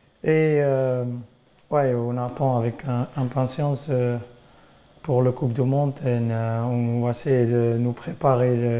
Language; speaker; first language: French; non-native, fluent; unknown